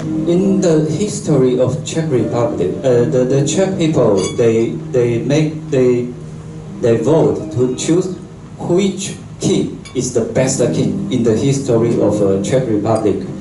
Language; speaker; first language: English; non-native, local second language; Chinese